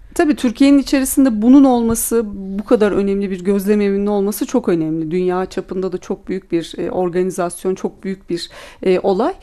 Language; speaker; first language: Turkish; native; Turkish